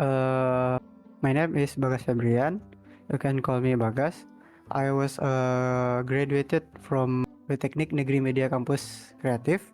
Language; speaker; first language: English; non-native, learner; Indonesian